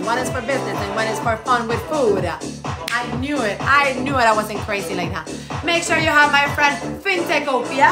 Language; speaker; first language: English; non-native, fluent; Spanish